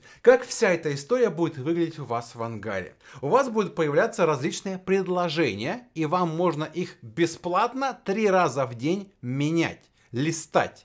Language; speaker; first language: Russian; native; Russian